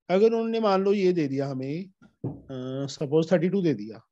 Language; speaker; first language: Hindi; native; Hindi